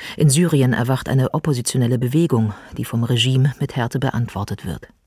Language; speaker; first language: German; native; German